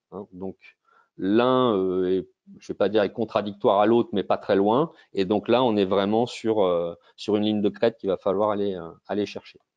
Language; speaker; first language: French; native; French